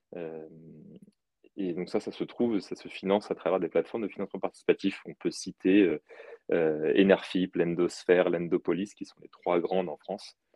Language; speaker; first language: French; native; French